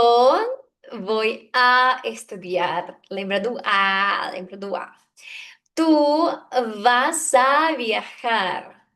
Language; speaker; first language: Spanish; non-native, fluent; Portuguese